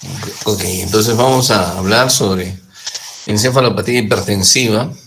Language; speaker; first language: Spanish; native; Spanish